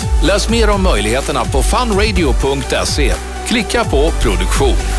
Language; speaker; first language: Swedish; native; Swedish